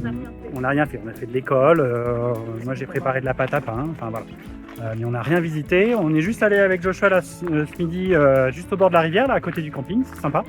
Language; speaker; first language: French; native; French